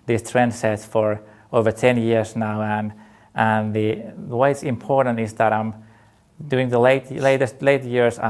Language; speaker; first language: English; non-native, fluent; Finnish